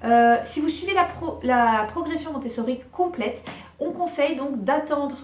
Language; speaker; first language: French; native; French